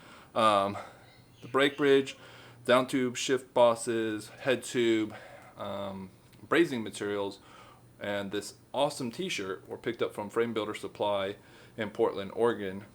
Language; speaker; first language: English; native; English